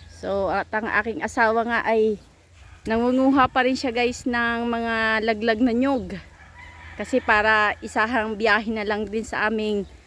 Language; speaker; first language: Filipino; non-native, local second language; Bikol